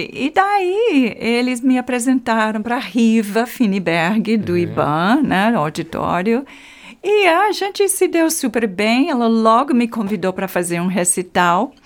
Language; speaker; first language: Portuguese; non-native, fluent; English